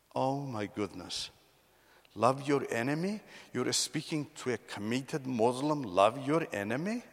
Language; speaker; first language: English; non-native, fluent; Persian